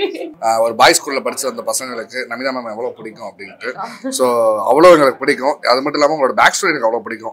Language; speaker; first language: Tamil; native; Tamil